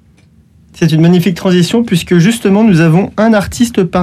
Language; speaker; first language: French; native; French